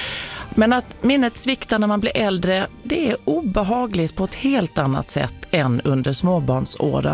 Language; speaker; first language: Swedish; native; Swedish